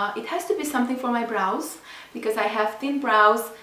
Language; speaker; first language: English; non-native, fluent; Hungarian